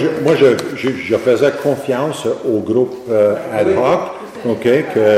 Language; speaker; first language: French; native; French